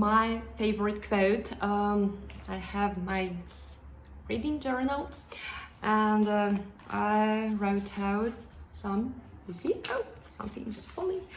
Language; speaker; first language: English; non-native, fluent; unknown